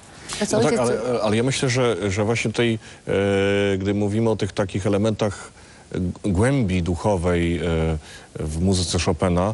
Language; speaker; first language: Polish; native; Polish